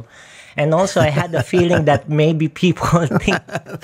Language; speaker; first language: English; non-native, local second language; Filipino